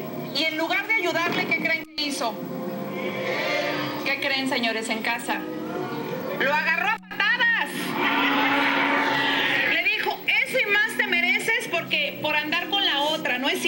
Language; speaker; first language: Spanish; native; Spanish